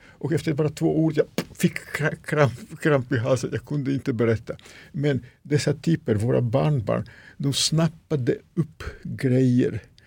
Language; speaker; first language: Swedish; non-native, fluent; Serbian